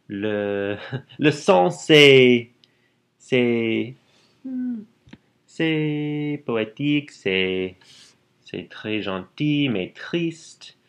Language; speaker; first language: French; non-native, learner; English